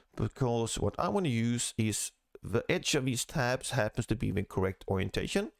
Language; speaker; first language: English; non-native, fluent; Swedish